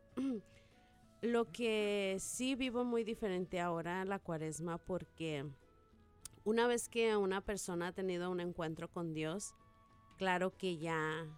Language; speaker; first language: Spanish; native; Spanish